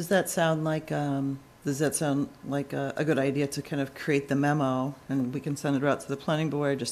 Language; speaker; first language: English; native; English